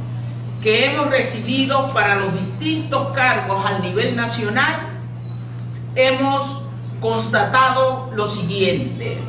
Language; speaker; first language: Spanish; native; Spanish